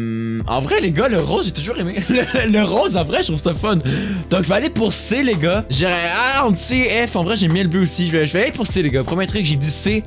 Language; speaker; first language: French; native; French